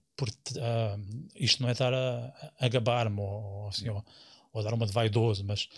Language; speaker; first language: Portuguese; native; Portuguese